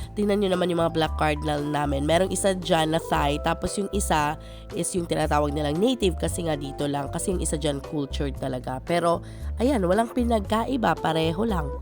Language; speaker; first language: Filipino; non-native, local second language; Cebuano